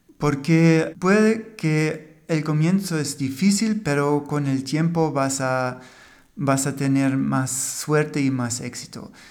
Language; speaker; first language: Spanish; non-native, fluent; German